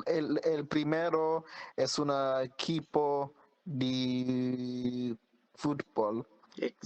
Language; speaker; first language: Spanish; non-native, learner; English